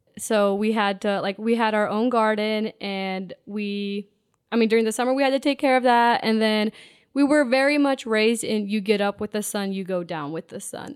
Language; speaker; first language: English; non-native, local second language; Pennsylvania German